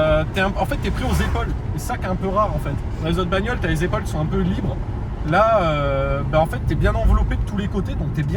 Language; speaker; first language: French; native; French